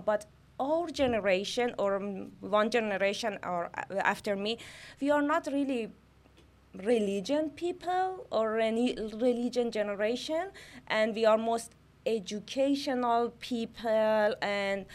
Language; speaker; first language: English; non-native, learner; Persian